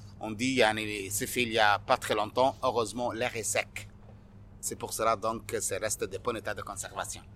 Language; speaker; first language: French; non-native, fluent; Arabic